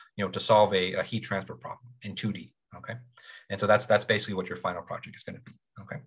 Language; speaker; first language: English; native; English